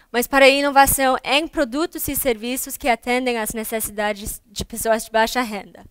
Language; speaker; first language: Portuguese; non-native, fluent; English